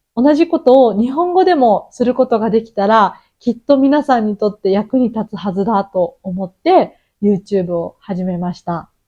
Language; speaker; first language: Japanese; native; Japanese